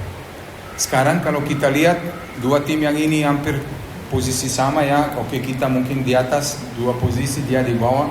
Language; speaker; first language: Indonesian; non-native, fluent; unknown